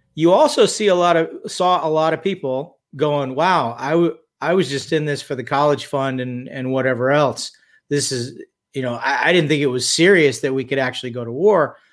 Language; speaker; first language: English; native; English